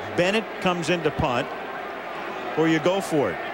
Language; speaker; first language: English; native; English